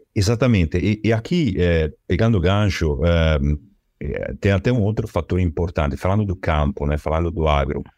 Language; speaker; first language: Portuguese; non-native, fluent; Italian